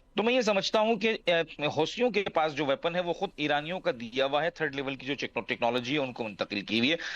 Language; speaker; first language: Urdu; non-native, local second language; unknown